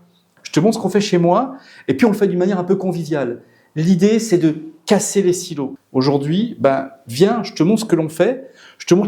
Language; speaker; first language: French; native; French